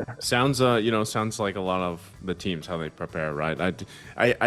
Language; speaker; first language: English; non-native, local second language; Filipino